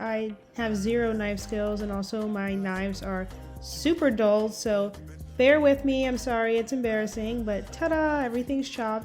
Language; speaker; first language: English; native; English